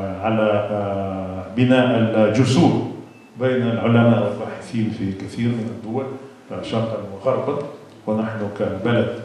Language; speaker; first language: Arabic; non-native, fluent; Russian